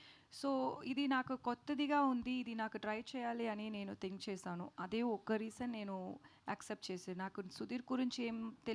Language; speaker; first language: Telugu; non-native, learner; Tamil